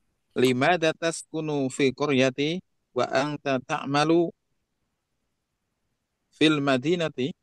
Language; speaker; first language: Arabic; non-native, learner; Indonesian